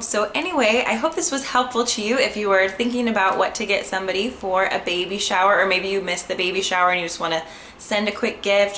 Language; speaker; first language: English; native; English